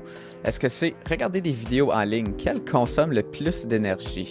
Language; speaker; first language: French; native; French